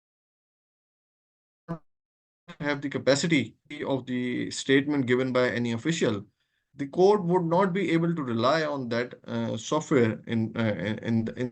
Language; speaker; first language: English; non-native, local second language; Urdu